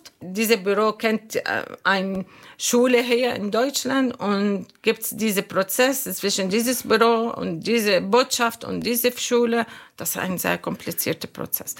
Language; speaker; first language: German; non-native, fluent; Arabic